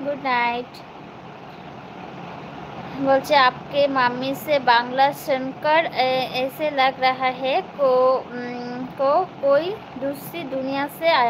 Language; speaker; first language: Hindi; non-native, local second language; Bangla